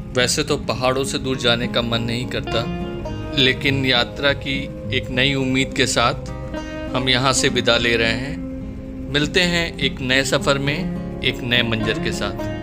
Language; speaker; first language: Hindi; native; Hindi